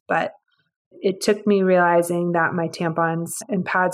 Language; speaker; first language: English; native; English